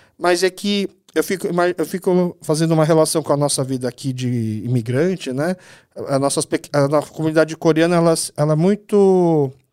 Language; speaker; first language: Portuguese; early bilingual, other home language; Korean